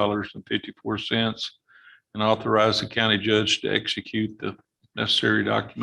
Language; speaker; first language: English; native; English